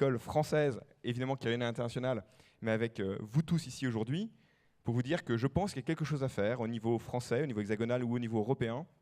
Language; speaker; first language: French; native; French